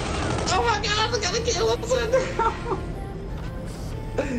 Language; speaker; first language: English; native; English